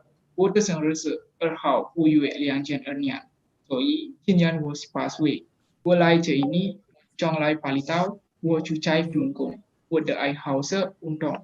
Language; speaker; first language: Chinese; non-native, learner; Indonesian